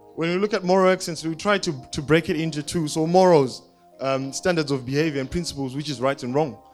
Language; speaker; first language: English; non-native, local second language; Shona